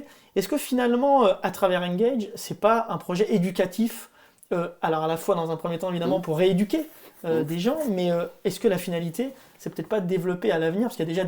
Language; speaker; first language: French; native; French